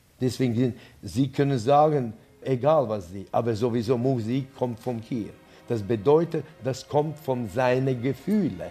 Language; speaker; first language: German; non-native, fluent; Latvian